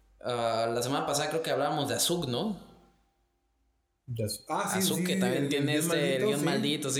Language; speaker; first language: Spanish; native; Spanish